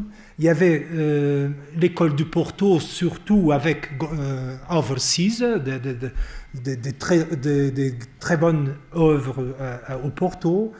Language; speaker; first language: French; non-native, fluent; Portuguese